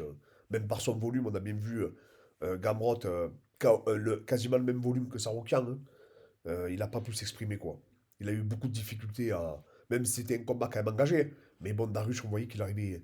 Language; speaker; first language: French; native; French